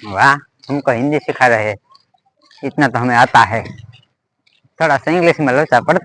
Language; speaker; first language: Hindi; non-native, local second language; Gujarati